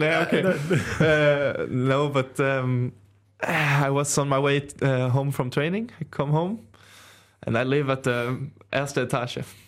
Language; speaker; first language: English; non-native, fluent; Swedish